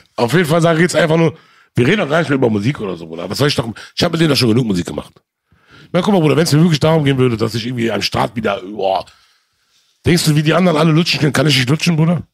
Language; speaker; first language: German; early bilingual, other home language; Arabic